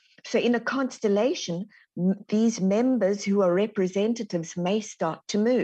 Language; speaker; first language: English; native; English